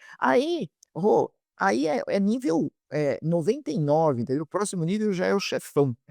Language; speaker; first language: Portuguese; native; Portuguese